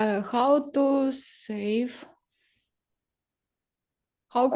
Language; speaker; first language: English; non-native, learner; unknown